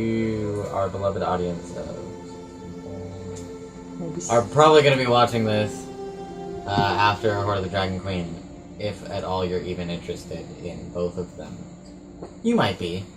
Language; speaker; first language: English; native; English